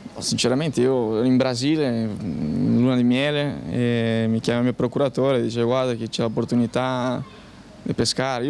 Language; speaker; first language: Italian; non-native, fluent; Portuguese